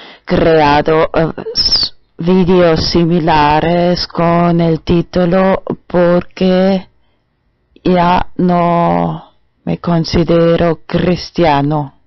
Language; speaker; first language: Spanish; non-native, fluent; German